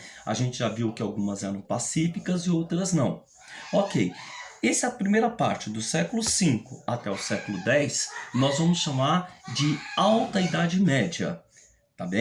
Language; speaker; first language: Portuguese; native; Portuguese